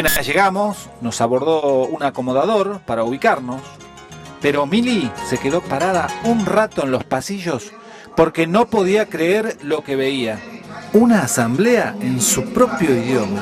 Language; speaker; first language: Spanish; native; Spanish